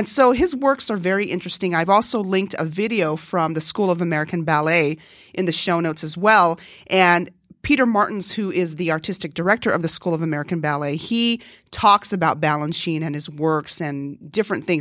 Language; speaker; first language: English; non-native, fluent; Korean